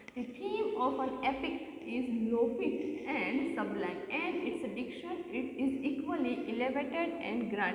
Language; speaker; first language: English; non-native, local second language; Gujarati